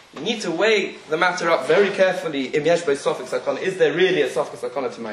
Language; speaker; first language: English; native; English